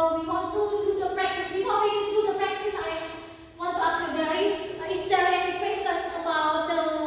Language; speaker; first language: English; non-native, fluent; Indonesian